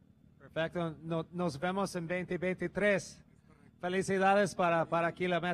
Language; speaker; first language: Spanish; non-native, learner; English